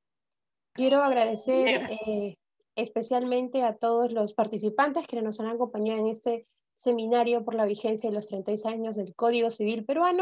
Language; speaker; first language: Spanish; native; Spanish